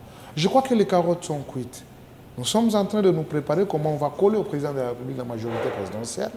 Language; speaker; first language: French; non-native, local second language; Lingala